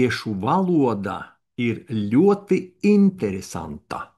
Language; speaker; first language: Latvian; non-native, learner; Russian